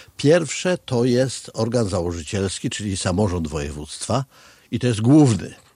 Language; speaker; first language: Polish; native; Polish